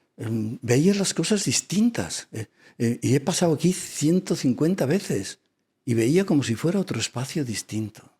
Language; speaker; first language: Spanish; non-native, local second language; Catalan